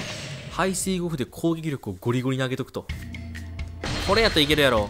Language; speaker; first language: Japanese; native; Japanese